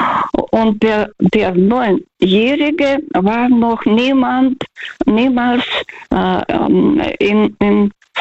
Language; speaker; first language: German; non-native, fluent; Russian